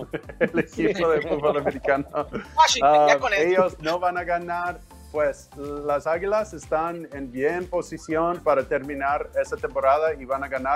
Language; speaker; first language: Spanish; non-native, learner; English